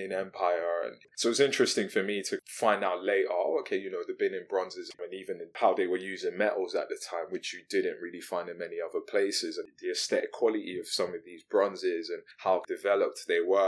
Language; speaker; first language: English; non-native, local second language; Yoruba